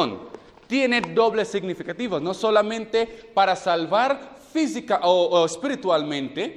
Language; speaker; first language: Spanish; non-native, fluent; English